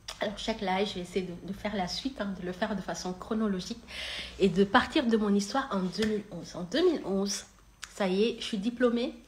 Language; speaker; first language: French; non-native, local second language; Wolof